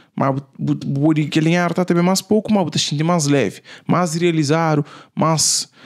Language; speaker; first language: Portuguese; non-native, local second language; Kabuverdianu